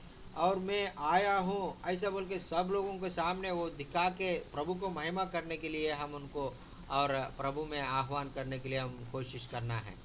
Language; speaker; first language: Hindi; non-native, local second language; Telugu